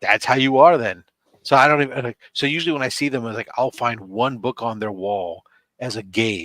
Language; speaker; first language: English; native; English